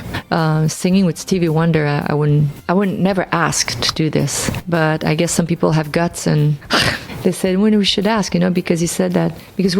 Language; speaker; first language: English; non-native, local second language; French